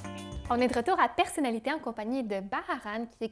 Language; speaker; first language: French; native; French